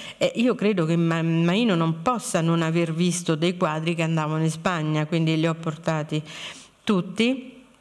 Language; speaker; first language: Italian; native; Italian